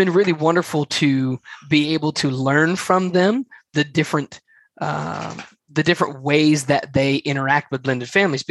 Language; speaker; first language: English; native; English